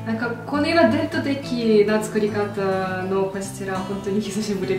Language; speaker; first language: Japanese; non-native, learner; Russian